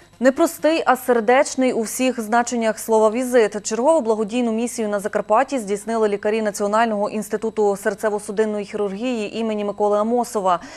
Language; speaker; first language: Ukrainian; native; Ukrainian